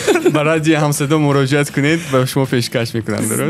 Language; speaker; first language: Russian; non-native, local second language; Persian